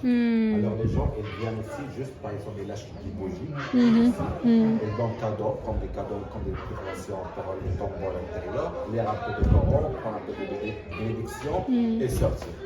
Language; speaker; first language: French; non-native, local second language; Arabic